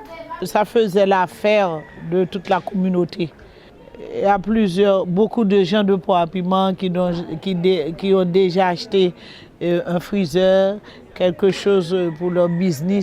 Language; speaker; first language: French; non-native, local second language; Haitian Creole